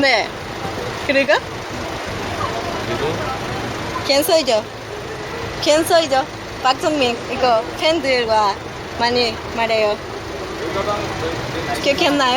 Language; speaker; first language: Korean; non-native, learner; Spanish